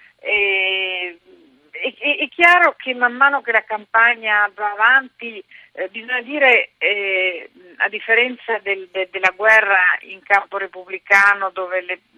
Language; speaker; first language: Italian; native; Italian